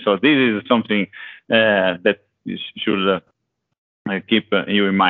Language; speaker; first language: English; non-native, fluent; Italian